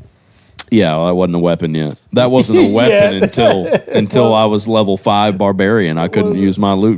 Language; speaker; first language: English; native; English